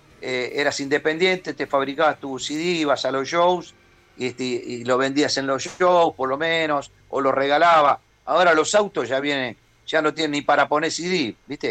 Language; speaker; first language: Spanish; native; Spanish